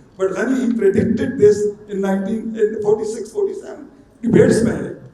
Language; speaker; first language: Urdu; non-native, local second language; Pashto